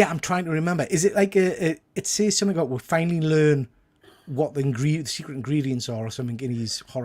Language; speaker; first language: English; native; English